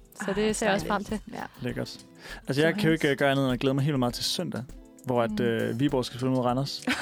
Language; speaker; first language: Danish; native; Danish